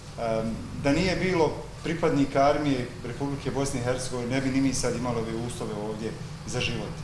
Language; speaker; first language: Bosnian; native; Bosnian